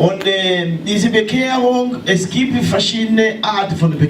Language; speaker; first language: German; non-native, learner; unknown